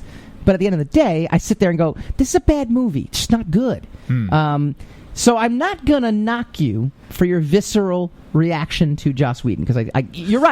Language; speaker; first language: English; native; English